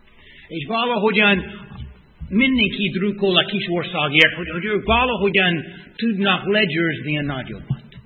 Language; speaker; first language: Hungarian; non-native, fluent; English